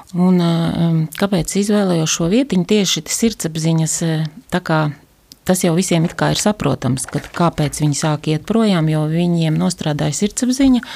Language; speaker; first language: Latvian; native; Latvian